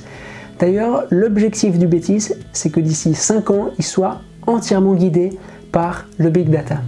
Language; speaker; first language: French; native; French